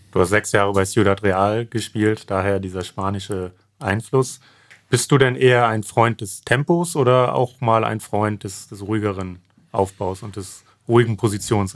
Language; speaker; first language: German; native; German